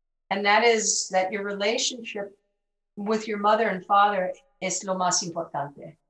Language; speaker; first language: English; early bilingual, other home language; Spanish